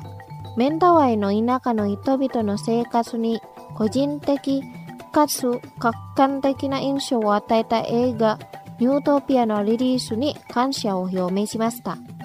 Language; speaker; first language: Japanese; non-native, fluent; Indonesian